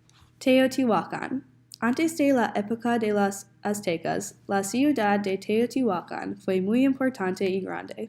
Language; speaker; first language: Spanish; non-native, learner; English